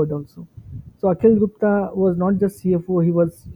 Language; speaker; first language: English; non-native, local second language; Hindi